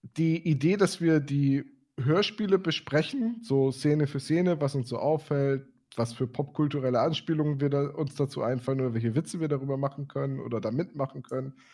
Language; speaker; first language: German; native; German